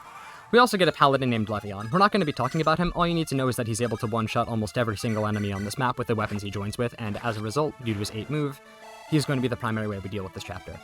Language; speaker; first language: English; native; English